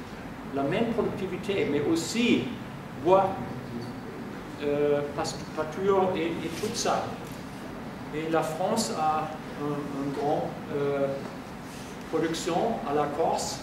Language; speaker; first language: French; non-native, fluent; German